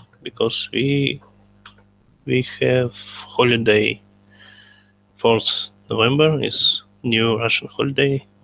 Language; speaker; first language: English; non-native, learner; Russian